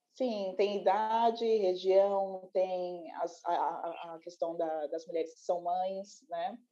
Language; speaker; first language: Portuguese; native; Portuguese